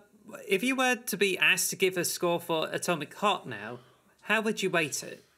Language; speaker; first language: English; native; English